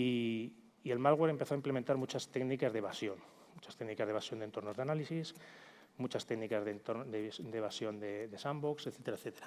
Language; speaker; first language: Spanish; native; Spanish